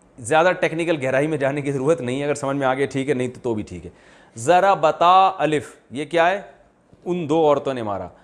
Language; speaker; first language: Urdu; native; Urdu